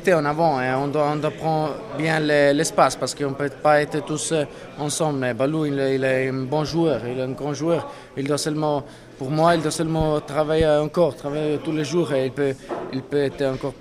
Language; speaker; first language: French; non-native, learner; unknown